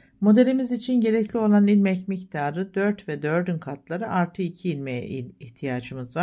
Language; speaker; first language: Turkish; native; Turkish